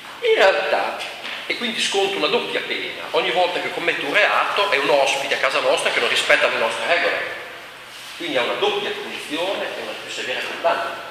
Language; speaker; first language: Italian; native; Italian